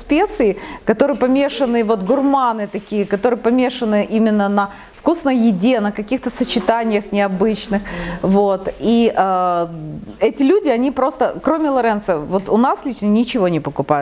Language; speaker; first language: Russian; native; Russian